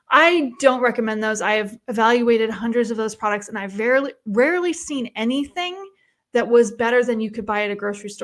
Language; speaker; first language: English; native; English